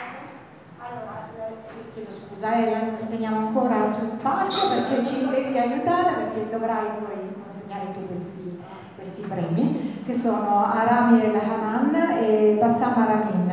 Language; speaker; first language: Italian; native; Italian